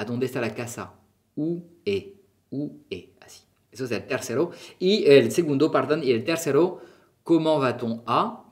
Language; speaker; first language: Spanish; non-native, fluent; French